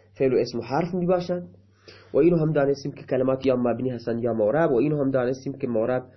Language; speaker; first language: Persian; non-native, local second language; Baluchi